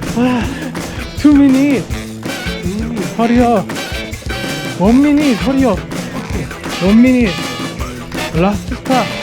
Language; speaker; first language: English; non-native, learner; Korean